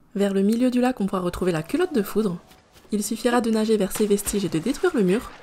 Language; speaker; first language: French; native; French